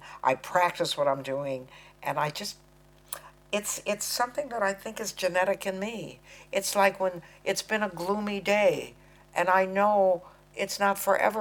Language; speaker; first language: English; native; English